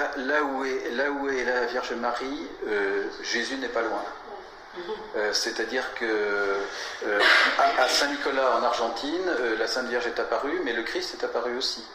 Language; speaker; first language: French; native; French